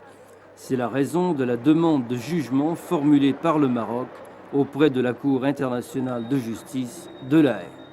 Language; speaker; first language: French; native; French